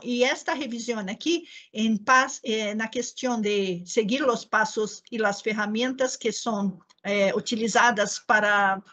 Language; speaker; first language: Spanish; non-native, learner; Portuguese